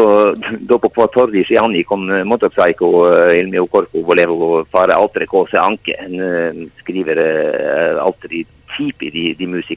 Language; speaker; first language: Italian; non-native, fluent; Norwegian